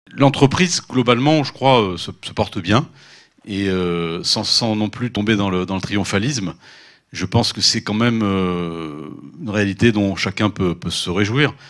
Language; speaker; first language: French; native; French